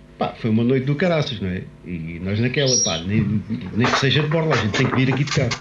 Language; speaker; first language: Portuguese; native; Portuguese